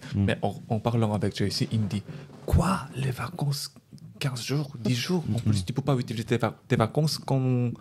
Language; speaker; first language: French; non-native, learner; Korean